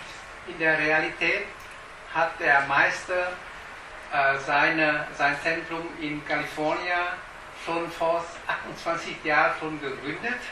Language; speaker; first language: German; non-native, fluent; Vietnamese